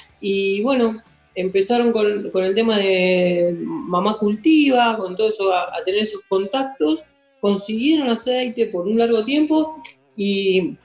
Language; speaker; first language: Spanish; native; Spanish